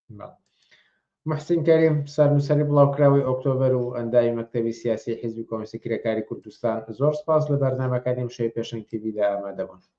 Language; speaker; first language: Central Kurdish; native; Central Kurdish